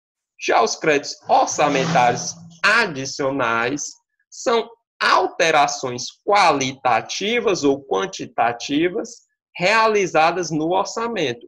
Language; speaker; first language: Portuguese; native; Portuguese